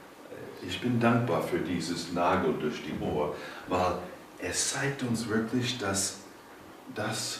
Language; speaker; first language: German; non-native, fluent; English